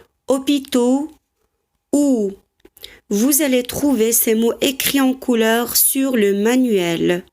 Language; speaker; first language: French; non-native, local second language; Arabic